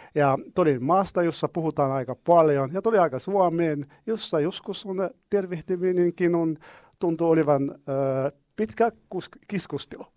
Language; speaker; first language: Finnish; non-native, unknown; Arabic